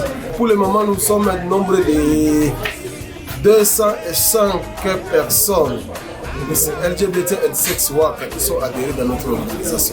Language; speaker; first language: French; non-native, local second language; Swahili